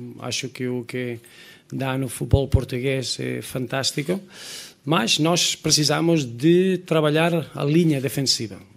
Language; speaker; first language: Portuguese; non-native, fluent; Spanish